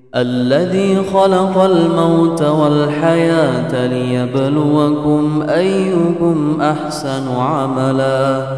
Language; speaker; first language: Arabic; non-native, fluent; Indonesian